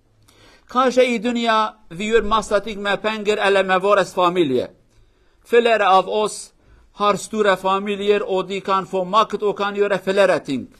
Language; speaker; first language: Swedish; non-native, learner; Kurdish